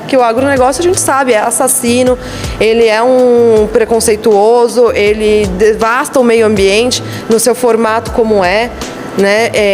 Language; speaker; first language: Portuguese; native; Portuguese